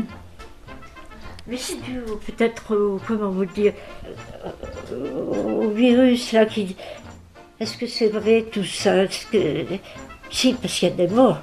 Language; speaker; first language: French; native; French